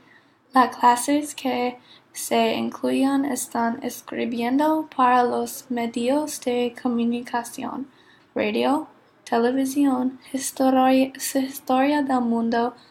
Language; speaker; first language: Spanish; non-native, learner; English